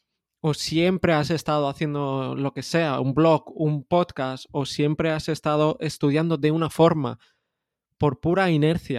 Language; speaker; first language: Spanish; native; Spanish